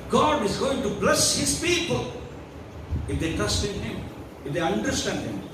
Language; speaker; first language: English; non-native, local second language; Kannada